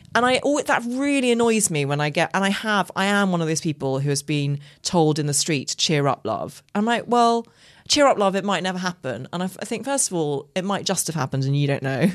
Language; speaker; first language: English; native; English